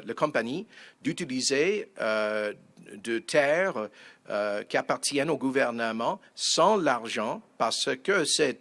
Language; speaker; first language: French; non-native, fluent; English